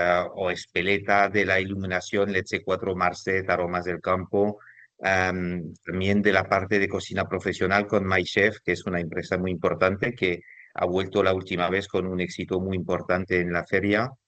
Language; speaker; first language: Spanish; non-native, fluent; French